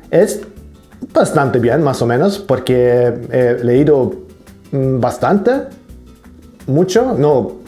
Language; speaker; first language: Spanish; non-native, learner; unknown